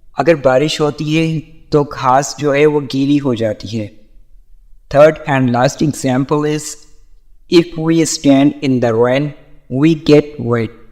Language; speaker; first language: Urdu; native; Urdu